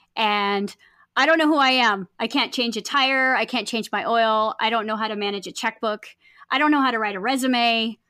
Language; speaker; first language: English; native; English